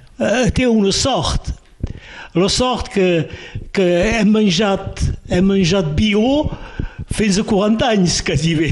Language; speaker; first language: Catalan; native; Catalan